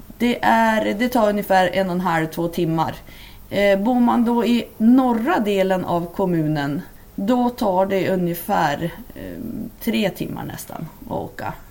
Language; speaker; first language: Swedish; native; Swedish